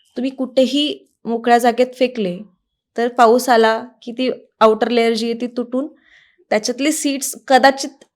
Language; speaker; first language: Marathi; native; Marathi